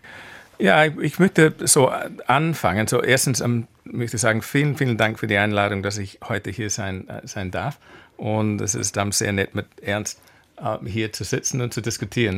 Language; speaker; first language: German; non-native, fluent; English